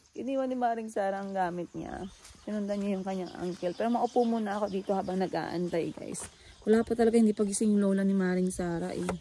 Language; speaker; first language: Filipino; non-native, local second language; Cebuano